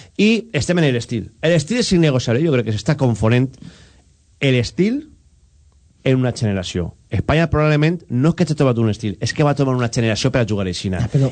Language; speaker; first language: Catalan; native; Catalan